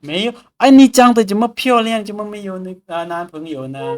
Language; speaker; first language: Chinese; non-native, fluent; Lao